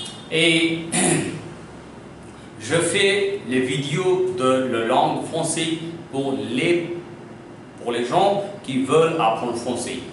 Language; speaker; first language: French; non-native, fluent; Hindi